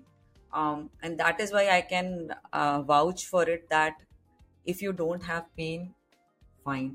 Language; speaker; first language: English; non-native, local second language; Hindi